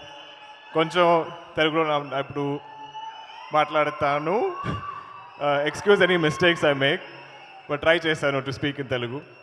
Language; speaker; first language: Telugu; non-native, learner; Malayalam